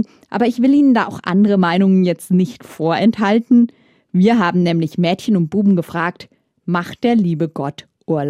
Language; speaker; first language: German; native; German